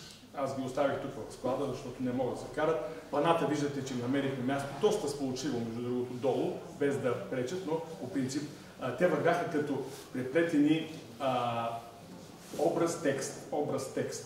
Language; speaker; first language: Bulgarian; native; Bulgarian